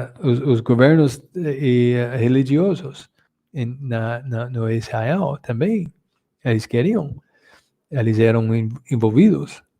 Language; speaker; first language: Portuguese; non-native, fluent; English